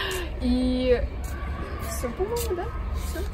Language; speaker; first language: Russian; native; Russian